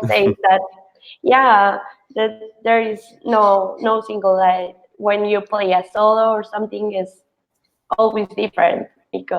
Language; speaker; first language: English; non-native, fluent; Spanish